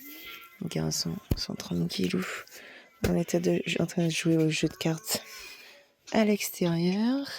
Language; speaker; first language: French; native; French